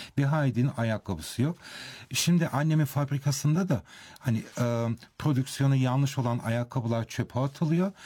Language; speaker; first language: Turkish; early bilingual, heritage; Turkish